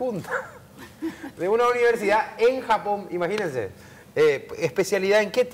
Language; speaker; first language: Spanish; native; Spanish